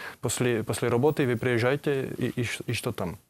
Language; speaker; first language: Russian; non-native, learner; Czech